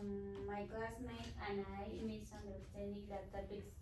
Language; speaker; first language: English; non-native, learner; Spanish